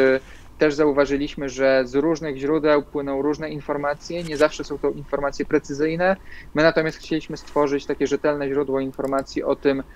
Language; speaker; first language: Polish; native; Polish